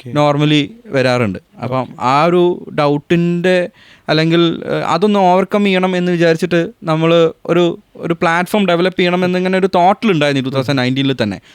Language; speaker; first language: Malayalam; native; Malayalam